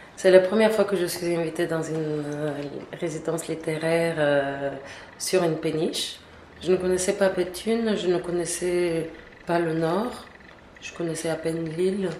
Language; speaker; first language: French; non-native, fluent; Bulgarian